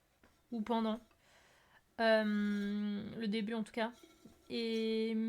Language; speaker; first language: French; native; French